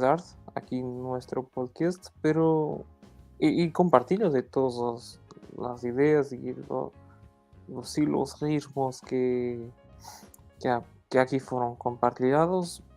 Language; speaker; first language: Spanish; non-native, learner; Portuguese